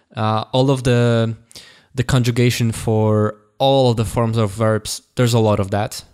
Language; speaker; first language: English; non-native, fluent; Polish